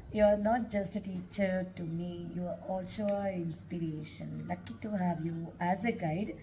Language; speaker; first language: English; non-native, local second language; Kannada